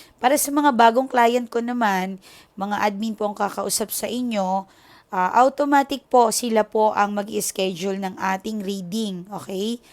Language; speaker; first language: Filipino; native; Filipino